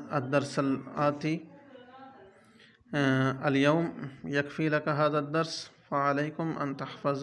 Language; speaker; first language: Arabic; non-native, fluent; Urdu